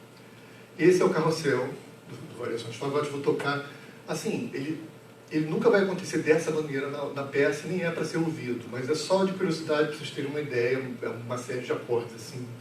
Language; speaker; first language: Portuguese; native; Portuguese